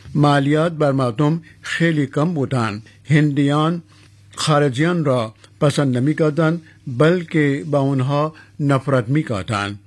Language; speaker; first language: Persian; non-native, fluent; Urdu